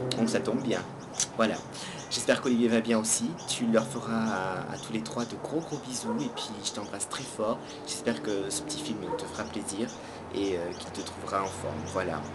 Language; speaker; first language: French; native; French